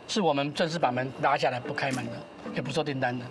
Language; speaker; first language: Chinese; native; Chinese